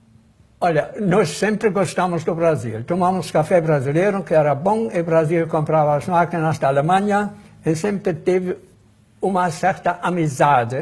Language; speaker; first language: Portuguese; non-native, fluent; German